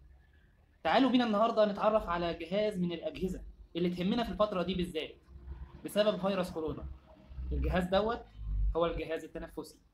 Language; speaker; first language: Arabic; native; Arabic